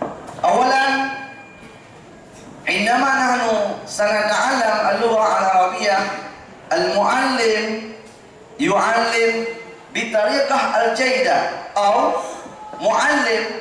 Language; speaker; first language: Arabic; non-native, fluent; Indonesian